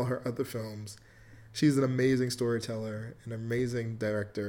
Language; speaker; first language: English; native; English